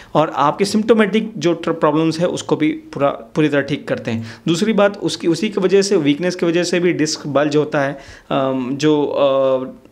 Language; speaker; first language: Hindi; native; Hindi